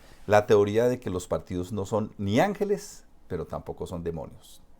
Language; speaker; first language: Spanish; native; Spanish